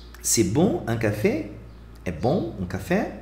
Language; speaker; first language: French; non-native, fluent; Portuguese